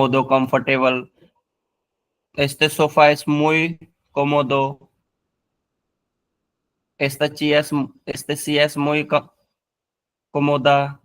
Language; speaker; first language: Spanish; non-native, learner; Hindi